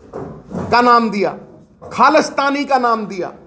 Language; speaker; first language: Hindi; non-native, local second language; Punjabi